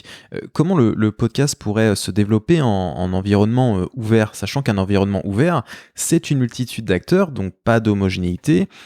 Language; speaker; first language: French; native; French